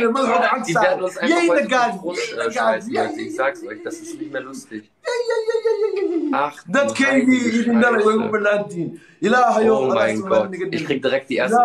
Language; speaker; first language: German; early bilingual, other home language; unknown